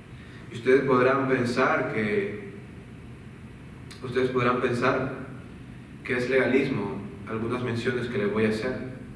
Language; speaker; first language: Spanish; native; Spanish